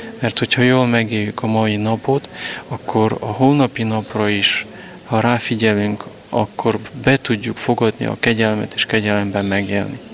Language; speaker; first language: Hungarian; non-native, local second language; Ukrainian